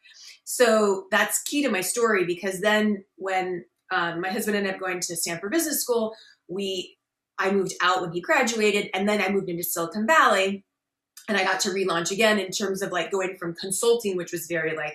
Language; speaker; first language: English; native; English